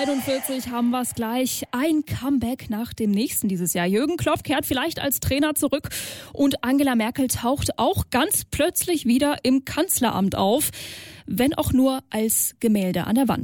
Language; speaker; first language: German; native; German